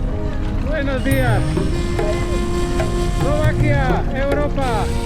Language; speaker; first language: Spanish; non-native, learner; Slovak